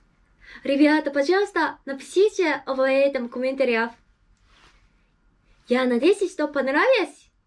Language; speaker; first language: Russian; non-native, learner; Japanese